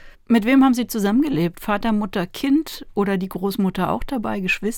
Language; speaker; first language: German; native; German